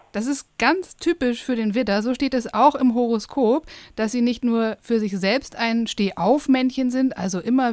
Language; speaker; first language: German; native; German